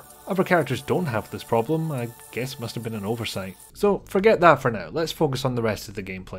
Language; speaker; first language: English; native; English